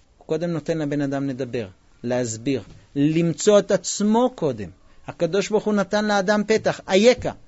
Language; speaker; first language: Hebrew; non-native, fluent; English